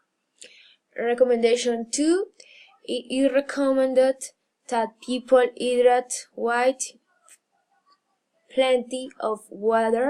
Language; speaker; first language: English; non-native, learner; Spanish